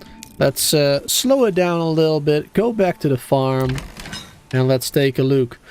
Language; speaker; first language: English; native; English